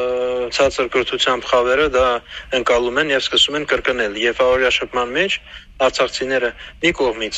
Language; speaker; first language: Armenian; native; Armenian